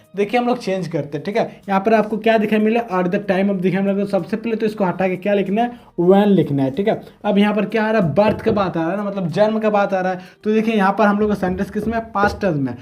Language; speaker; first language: Hindi; native; Hindi